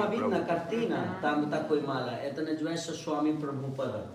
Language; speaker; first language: Russian; non-native, learner; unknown